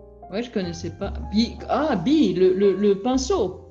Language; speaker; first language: French; native; French